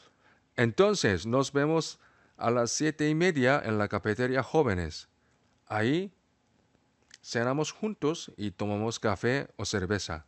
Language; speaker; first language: Spanish; non-native, fluent; Korean